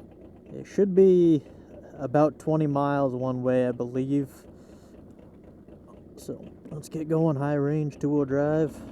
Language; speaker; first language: English; native; English